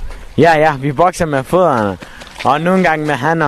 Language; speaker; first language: Danish; non-native, learner; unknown